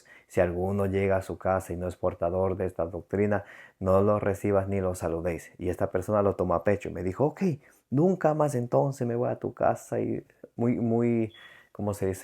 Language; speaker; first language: Spanish; native; Spanish